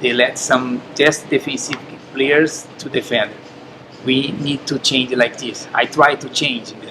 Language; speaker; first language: English; non-native, learner; Portuguese